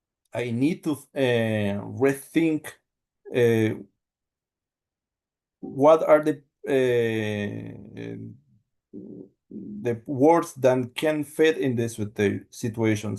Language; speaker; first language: English; non-native, learner; Spanish